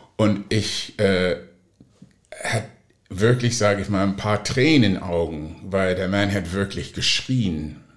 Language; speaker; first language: German; non-native, fluent; English